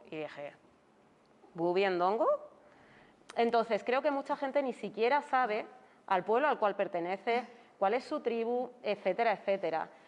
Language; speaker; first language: Spanish; native; Spanish